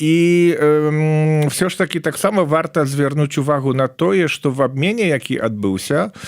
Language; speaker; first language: Polish; non-native, learner; Belarusian